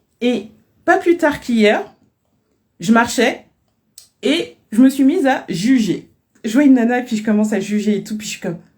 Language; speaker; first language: French; native; French